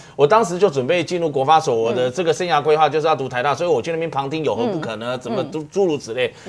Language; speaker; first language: Chinese; native; Chinese